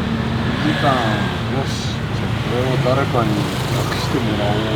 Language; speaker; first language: Japanese; native; Japanese